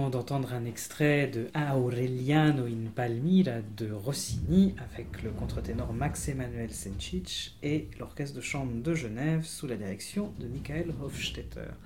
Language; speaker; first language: French; native; French